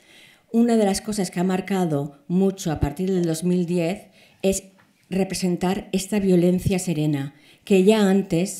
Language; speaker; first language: Spanish; native; Spanish